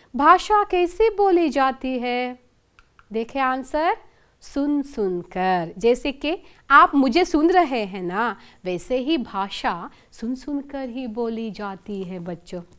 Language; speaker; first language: Hindi; non-native, local second language; Kannada